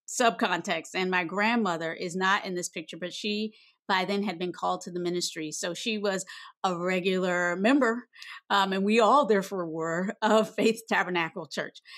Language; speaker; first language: English; native; English